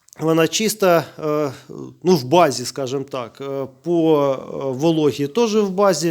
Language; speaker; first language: Ukrainian; native; Ukrainian